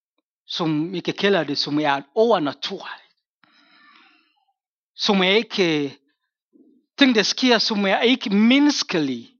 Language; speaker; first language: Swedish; non-native, learner; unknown